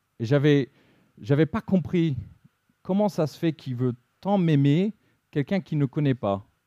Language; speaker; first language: French; non-native, fluent; English